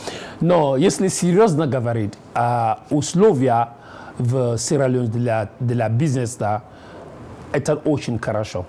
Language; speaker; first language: Russian; non-native, learner; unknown